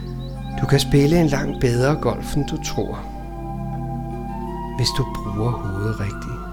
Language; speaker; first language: Danish; native; Danish